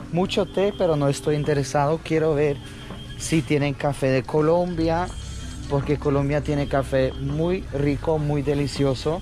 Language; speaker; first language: Spanish; non-native, fluent; Russian